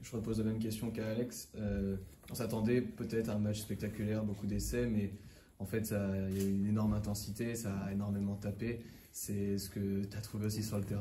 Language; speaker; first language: French; native; French